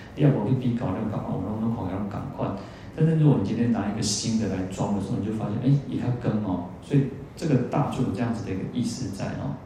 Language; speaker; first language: Chinese; native; Chinese